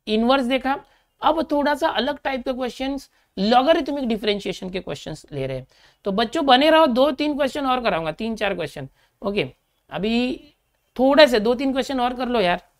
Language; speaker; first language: Hindi; native; Hindi